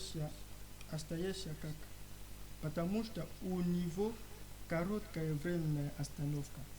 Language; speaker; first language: Russian; non-native, learner; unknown